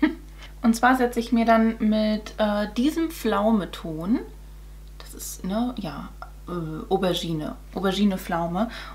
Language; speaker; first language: German; native; German